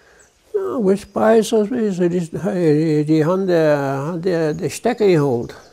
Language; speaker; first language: Portuguese; non-native, local second language; German